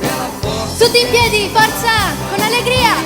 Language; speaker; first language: Italian; native; Italian